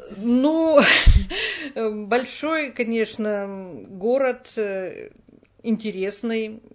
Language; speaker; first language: Russian; native; Russian